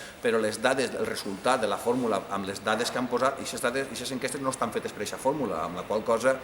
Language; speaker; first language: Catalan; native; Catalan